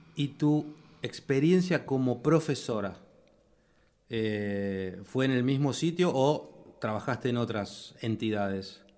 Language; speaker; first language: Spanish; native; Spanish